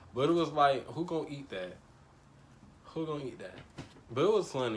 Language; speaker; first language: English; native; English